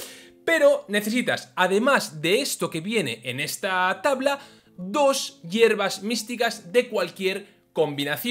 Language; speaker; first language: Spanish; native; Spanish